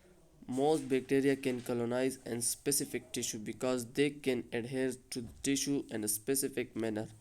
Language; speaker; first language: English; non-native, local second language; Urdu